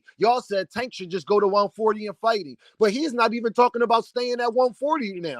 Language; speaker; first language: English; native; English